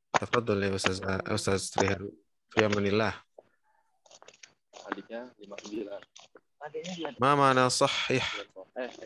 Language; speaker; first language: Arabic; non-native, fluent; Indonesian